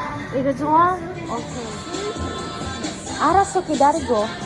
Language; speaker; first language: Korean; non-native, learner; Filipino